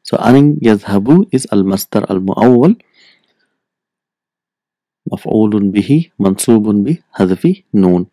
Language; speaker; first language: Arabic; non-native, fluent; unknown